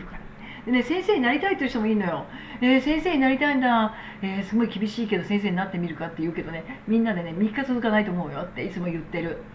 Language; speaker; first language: Japanese; native; Japanese